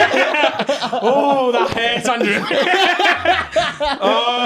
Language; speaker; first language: English; native; English